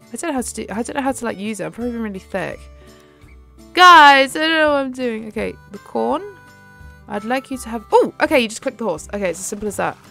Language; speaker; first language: English; native; English